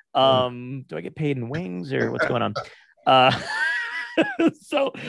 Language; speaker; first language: English; native; English